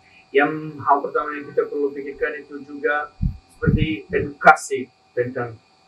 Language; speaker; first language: Indonesian; non-native, learner; Spanish